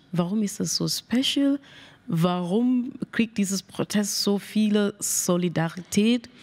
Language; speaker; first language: German; non-native, learner; Mandingo